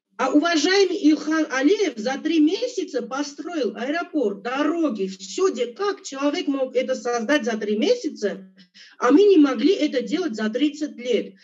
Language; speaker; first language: Russian; non-native, local second language; Armenian